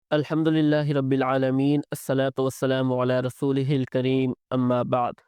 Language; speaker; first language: Urdu; native; Urdu